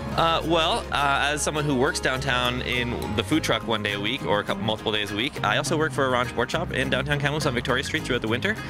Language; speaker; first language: English; native; English